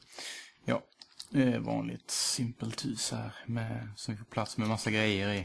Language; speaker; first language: Swedish; native; Swedish